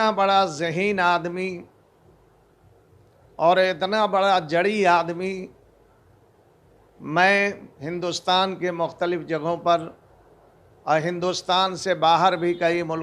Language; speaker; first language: Urdu; native; Urdu